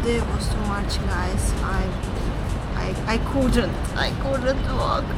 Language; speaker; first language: English; non-native, learner; Russian